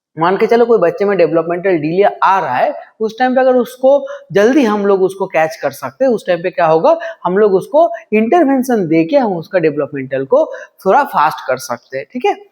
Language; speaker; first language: Hindi; non-native, local second language; Bangla